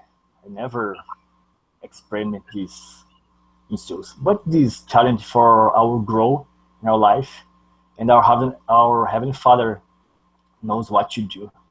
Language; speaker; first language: English; non-native, learner; Portuguese